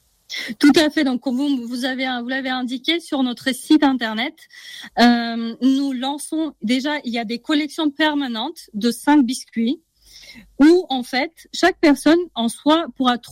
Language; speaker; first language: French; native; French